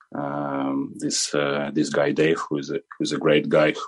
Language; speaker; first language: English; non-native, fluent; Ukrainian